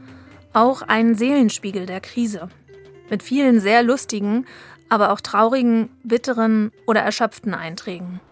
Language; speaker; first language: German; native; German